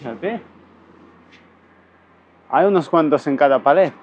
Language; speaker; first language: Spanish; native; Spanish